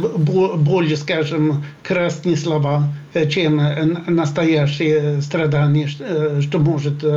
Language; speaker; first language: Russian; non-native, fluent; Swedish